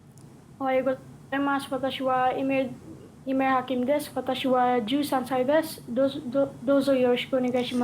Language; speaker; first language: Japanese; non-native, learner; Malay